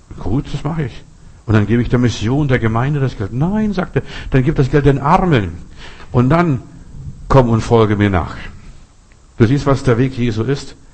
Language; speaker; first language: German; non-native, fluent; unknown